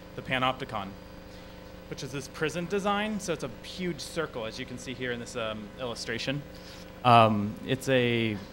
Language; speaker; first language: English; native; English